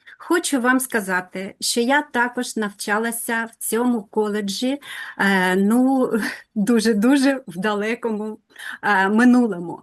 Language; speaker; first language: Ukrainian; non-native, local second language; Russian